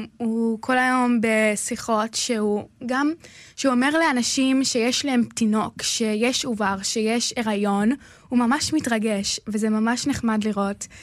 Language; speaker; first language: Hebrew; early bilingual, heritage; Hebrew